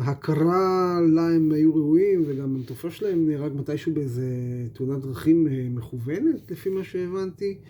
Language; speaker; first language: Hebrew; native; Hebrew